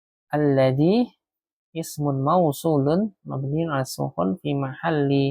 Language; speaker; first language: Arabic; non-native, fluent; Indonesian